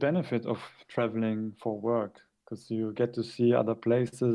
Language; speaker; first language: English; non-native, fluent; German